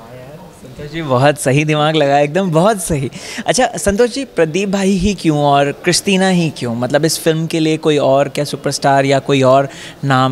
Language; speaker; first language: Hindi; native; Hindi